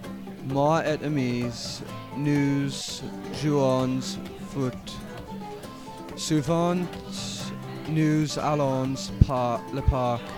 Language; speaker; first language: French; non-native, learner; English